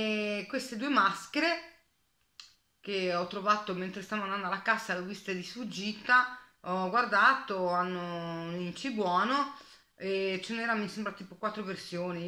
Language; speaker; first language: Italian; native; Italian